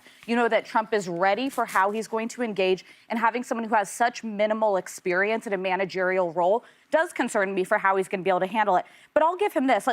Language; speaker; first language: English; native; English